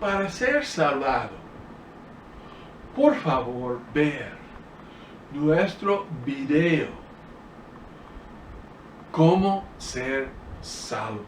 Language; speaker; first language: Spanish; non-native, fluent; English